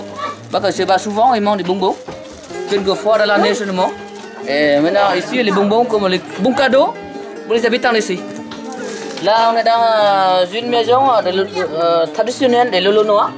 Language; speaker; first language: French; non-native, learner; Vietnamese